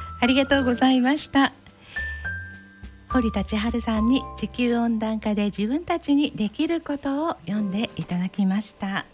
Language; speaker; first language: Japanese; native; Japanese